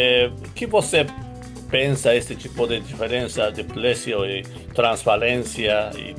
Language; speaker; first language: Portuguese; non-native, learner; Japanese